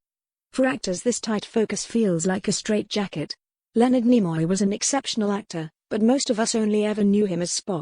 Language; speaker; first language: English; native; English